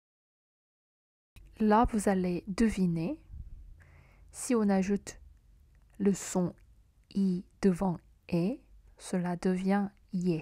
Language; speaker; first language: French; non-native, fluent; Korean